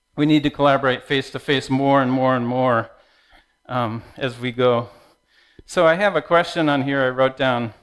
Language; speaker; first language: English; native; English